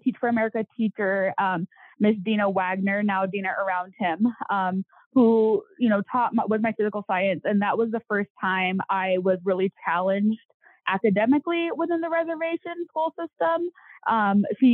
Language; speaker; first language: English; native; English